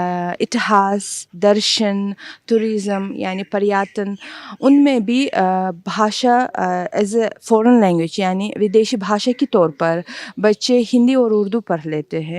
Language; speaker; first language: Hindi; non-native, fluent; Uzbek